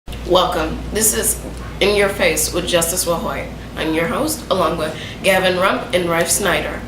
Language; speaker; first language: English; native; English